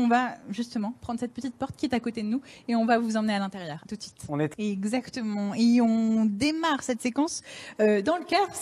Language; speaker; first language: French; native; French